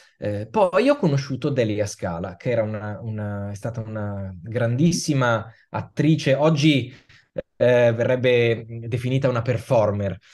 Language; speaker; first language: Italian; native; Italian